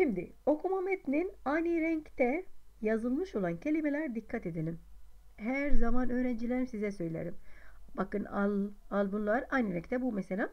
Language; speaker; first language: Turkish; non-native, fluent; Arabic